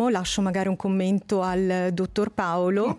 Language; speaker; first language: Italian; native; Italian